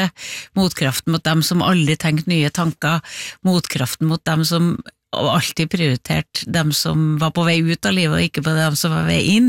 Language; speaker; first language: Norwegian; native; Norwegian